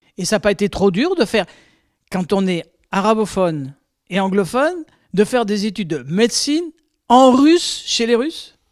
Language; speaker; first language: French; native; French